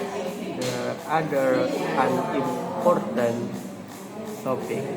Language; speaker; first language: English; non-native, learner; Indonesian